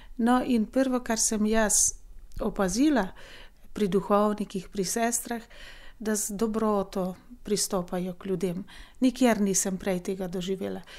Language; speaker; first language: Slovenian; non-native, fluent; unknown